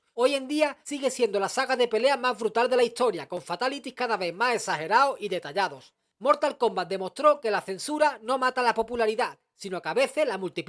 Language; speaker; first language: Spanish; native; Spanish